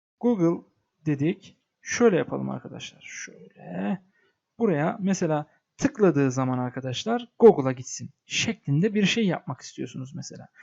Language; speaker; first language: Turkish; native; Turkish